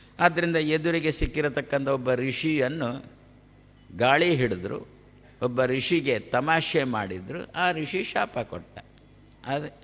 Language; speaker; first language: Kannada; non-native, local second language; Tulu